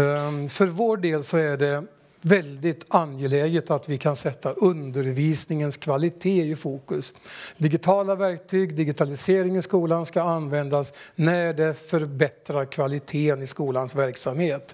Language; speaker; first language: Swedish; native; Swedish